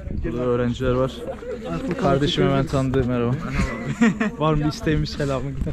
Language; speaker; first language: Turkish; native; Turkish